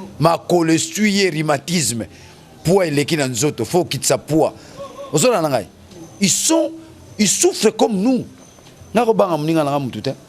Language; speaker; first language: Lingala; non-native, local second language; Kongo